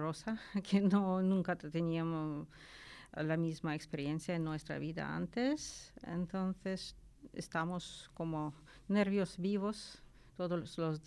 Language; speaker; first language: Spanish; non-native, learner; Ukrainian